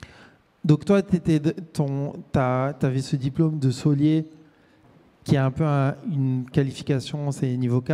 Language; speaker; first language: French; native; French